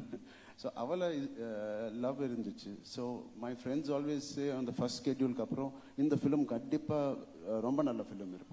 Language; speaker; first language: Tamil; non-native, local second language; Telugu